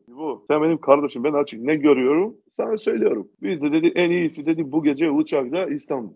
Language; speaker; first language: Turkish; non-native, learner; Macedonian